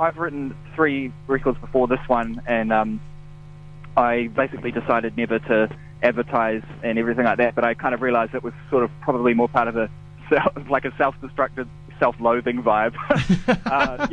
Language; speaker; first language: English; native; English